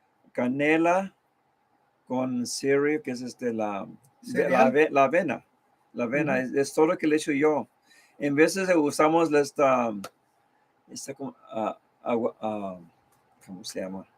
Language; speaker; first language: Spanish; early bilingual, heritage; Spanish